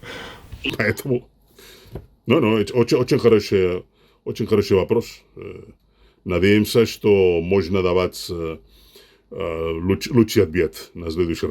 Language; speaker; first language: Russian; non-native, fluent; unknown